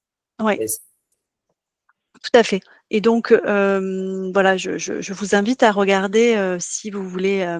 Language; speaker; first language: French; native; French